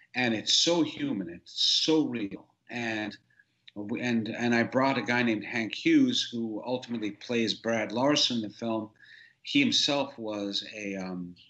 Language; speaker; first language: English; native; English